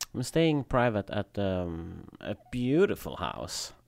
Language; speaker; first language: English; non-native, fluent; Swedish